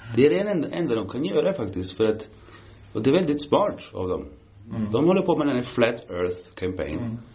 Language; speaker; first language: Swedish; early bilingual, heritage; Swedish